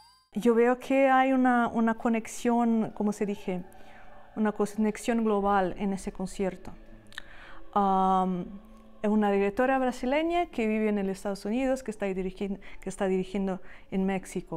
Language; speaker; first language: Spanish; non-native, fluent; Portuguese